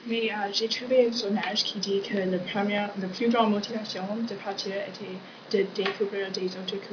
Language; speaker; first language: French; non-native, learner; English